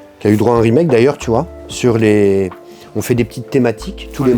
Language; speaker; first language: French; native; French